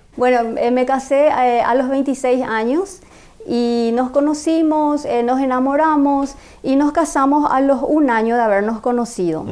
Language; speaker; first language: Spanish; native; Spanish